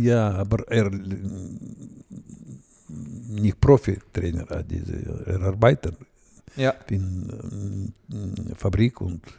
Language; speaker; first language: German; non-native, learner; Russian